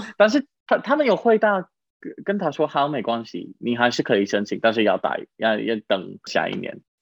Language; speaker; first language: Chinese; non-native, fluent; English